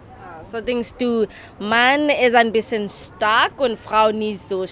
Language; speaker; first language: German; non-native, learner; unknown